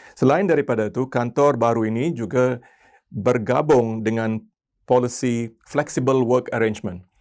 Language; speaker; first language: Malay; non-native, local second language; Tamil